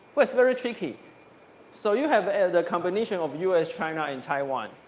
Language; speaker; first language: English; non-native, fluent; Chinese